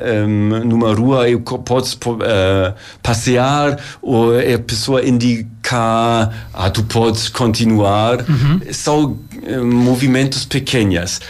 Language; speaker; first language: Portuguese; non-native, learner; German